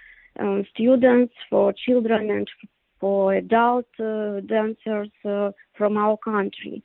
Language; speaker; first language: English; non-native, learner; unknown